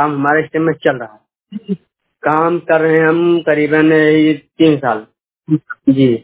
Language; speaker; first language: Hindi; native; Hindi